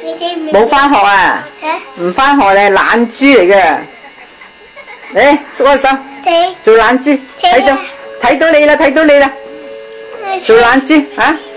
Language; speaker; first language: Cantonese; native; Cantonese